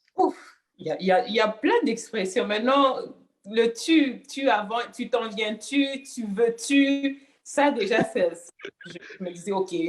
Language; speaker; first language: French; non-native, local second language; Lingala